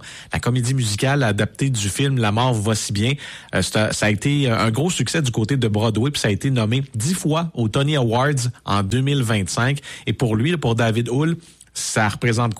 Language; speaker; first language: French; native; French